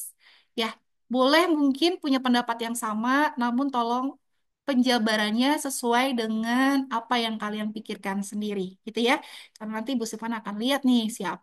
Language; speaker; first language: Indonesian; native; Indonesian